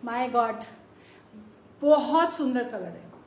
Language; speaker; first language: Hindi; non-native, local second language; Bangla